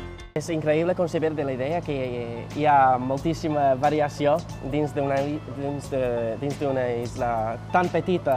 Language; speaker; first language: Catalan; non-native, fluent; English